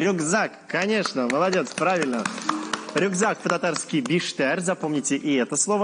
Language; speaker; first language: Russian; native; Russian